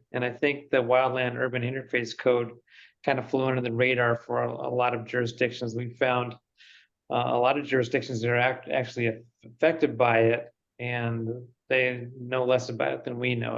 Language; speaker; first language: English; native; English